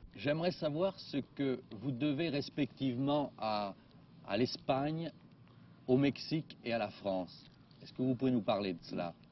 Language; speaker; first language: French; native; French